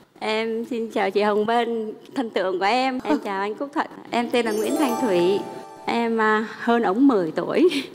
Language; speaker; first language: Vietnamese; early bilingual, heritage; Vietnamese